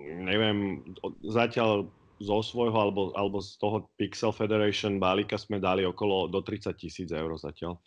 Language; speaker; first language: Slovak; native; Slovak